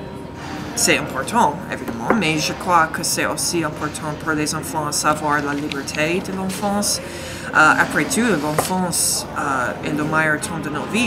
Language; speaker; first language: French; non-native, learner; English